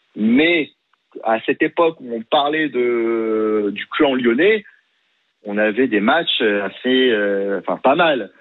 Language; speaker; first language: French; native; French